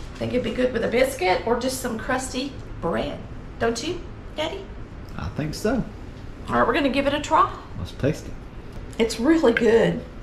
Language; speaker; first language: English; native; English